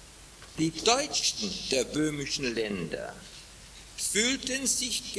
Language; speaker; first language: German; non-native, fluent; Czech